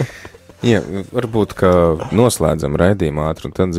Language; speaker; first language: Latvian; native; Latvian